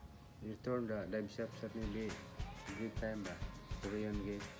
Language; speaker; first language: English; non-native, learner; Cebuano